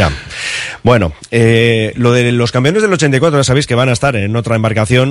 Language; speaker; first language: Spanish; native; Spanish